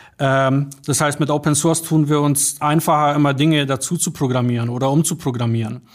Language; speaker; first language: German; early bilingual, other home language; Polish